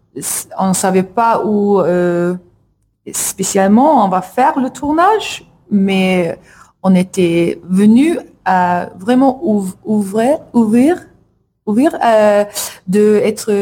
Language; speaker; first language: French; non-native, learner; English